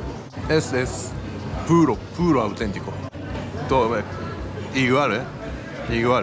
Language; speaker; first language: Spanish; non-native, learner; Japanese